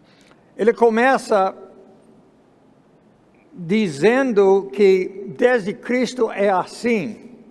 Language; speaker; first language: Portuguese; non-native, fluent; English